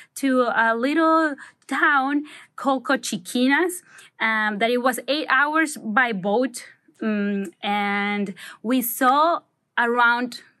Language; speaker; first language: English; non-native, fluent; Spanish